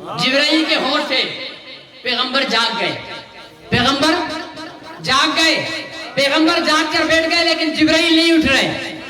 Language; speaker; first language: Urdu; non-native, local second language; Sindhi